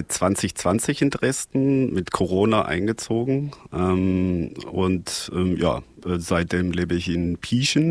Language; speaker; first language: German; non-native, fluent; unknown